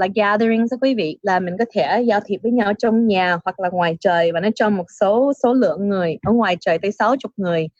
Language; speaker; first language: Vietnamese; early bilingual, heritage; Vietnamese